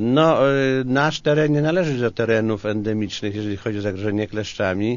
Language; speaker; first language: Polish; native; Polish